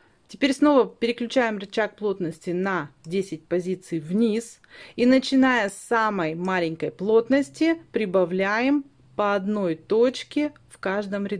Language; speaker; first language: Russian; native; Russian